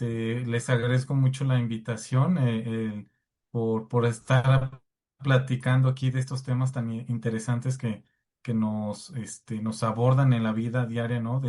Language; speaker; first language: Spanish; native; Spanish